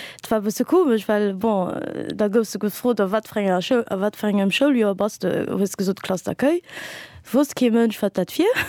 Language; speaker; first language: Luxembourgish; early bilingual, other home language; Kabuverdianu